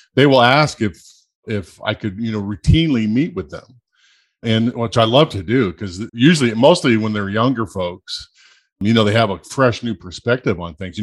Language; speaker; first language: English; native; English